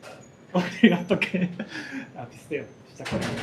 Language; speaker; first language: Korean; non-native, learner; Japanese